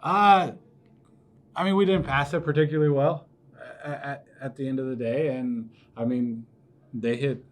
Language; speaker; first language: English; native; English